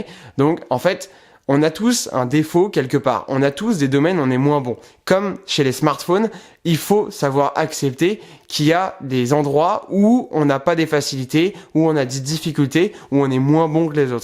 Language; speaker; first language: French; native; French